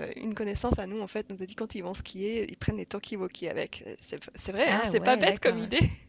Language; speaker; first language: French; native; French